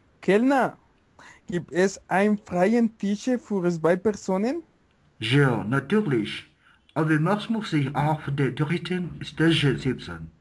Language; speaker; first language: German; non-native, learner; Spanish